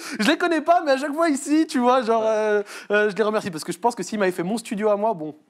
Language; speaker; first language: French; early bilingual, other home language; Arabic